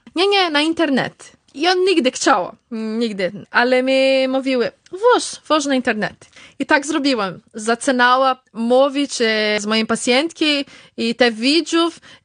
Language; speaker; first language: Polish; early bilingual, heritage; Portuguese